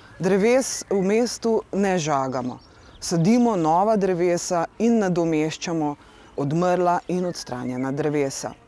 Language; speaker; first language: Slovenian; native; Slovenian